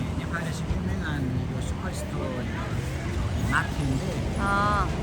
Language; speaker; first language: Korean; non-native, fluent; Nepali